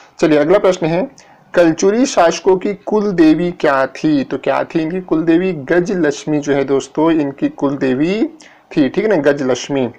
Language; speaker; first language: Hindi; native; Hindi